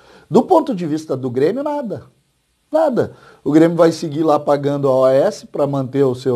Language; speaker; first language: Portuguese; native; Portuguese